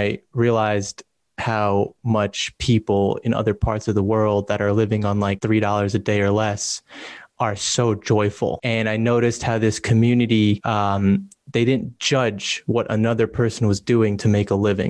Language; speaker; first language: English; native; English